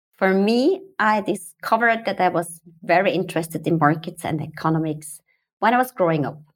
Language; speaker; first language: English; non-native, fluent; German